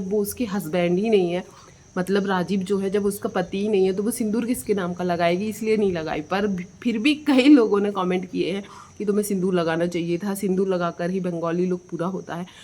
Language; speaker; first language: Hindi; non-native, local second language; Bangla